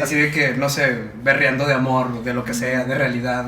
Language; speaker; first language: Spanish; native; Spanish